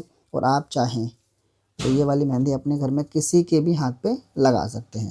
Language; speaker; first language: Hindi; native; Hindi